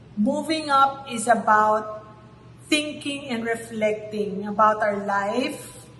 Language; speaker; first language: English; non-native, local second language; Filipino